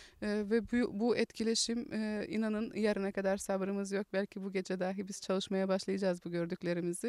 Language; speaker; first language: Turkish; native; Turkish